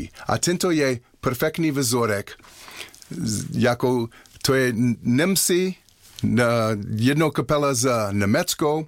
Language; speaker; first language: Czech; non-native, learner; English